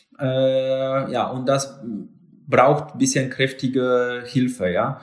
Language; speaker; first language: German; non-native, learner; Polish